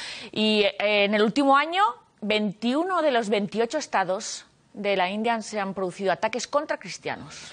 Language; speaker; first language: Spanish; native; Spanish